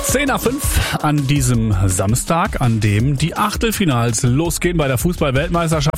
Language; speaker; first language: German; native; German